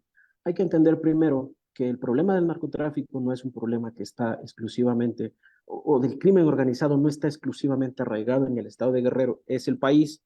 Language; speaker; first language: Spanish; native; Spanish